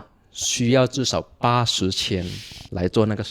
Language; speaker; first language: Chinese; non-native, local second language; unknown